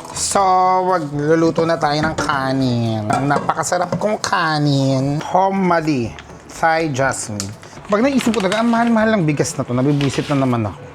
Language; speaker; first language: Filipino; non-native, local second language; Pampanga